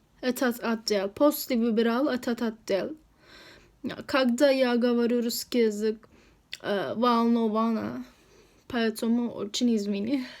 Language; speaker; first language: Russian; non-native, learner; Turkish